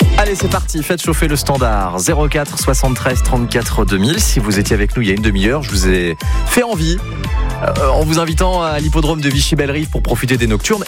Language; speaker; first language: French; native; French